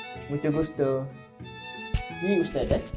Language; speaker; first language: Spanish; non-native, learner; Malay